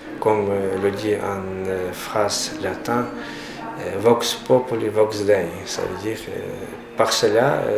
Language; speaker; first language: French; non-native, fluent; Ukrainian